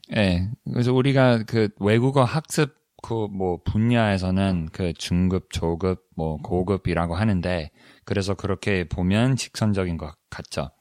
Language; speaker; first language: Korean; non-native, fluent; English